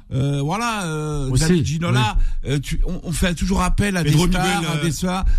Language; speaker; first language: French; native; French